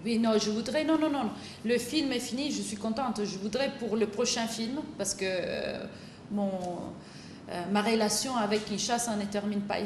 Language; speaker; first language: French; non-native, fluent; Italian